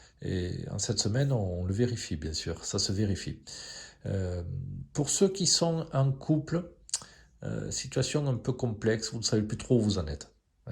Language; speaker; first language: French; native; French